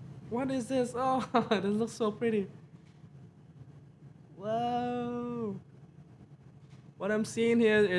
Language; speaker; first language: English; non-native, fluent; Vietnamese